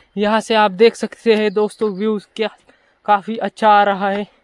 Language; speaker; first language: Hindi; non-native, local second language; Marathi